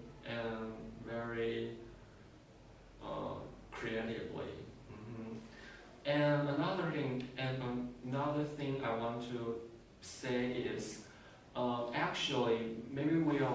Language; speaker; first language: English; non-native, learner; Chinese